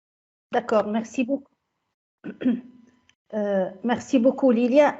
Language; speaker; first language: French; non-native, local second language; Arabic